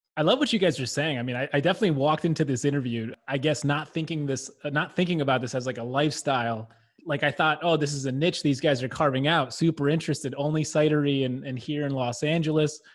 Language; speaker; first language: English; native; English